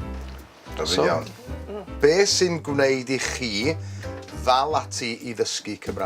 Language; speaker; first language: Welsh; native; Welsh